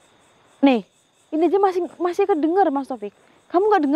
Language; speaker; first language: Indonesian; native; Indonesian